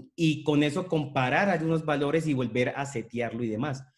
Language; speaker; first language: Spanish; native; Spanish